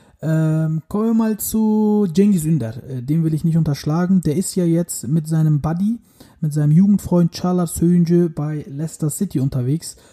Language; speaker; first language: German; early bilingual, other home language; Turkish